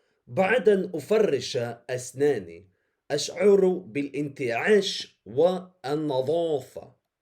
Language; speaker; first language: Arabic; non-native, fluent; English